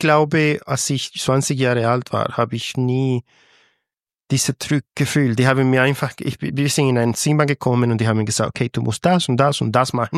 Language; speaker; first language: German; non-native, fluent; Spanish